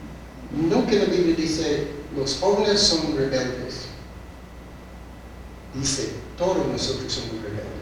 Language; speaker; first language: Spanish; non-native, fluent; English